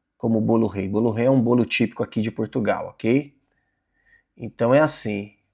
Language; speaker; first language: Portuguese; native; Portuguese